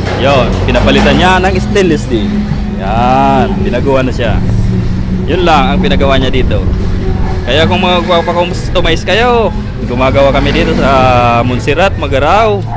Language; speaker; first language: Filipino; non-native, local second language; Bikol